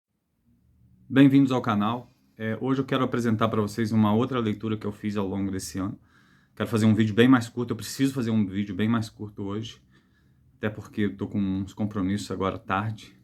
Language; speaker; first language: Portuguese; native; Portuguese